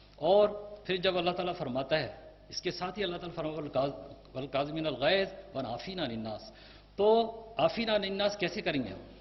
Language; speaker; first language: Urdu; native; Urdu